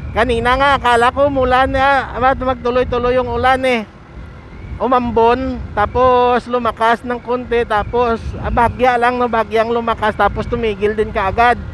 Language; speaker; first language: Filipino; non-native, local second language; Hiligaynon